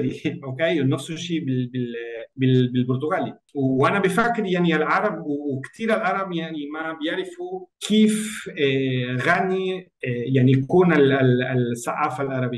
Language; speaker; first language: Arabic; non-native, learner; Spanish